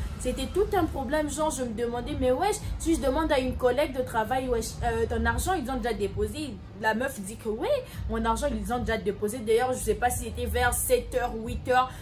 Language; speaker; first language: French; non-native, local second language; Lingala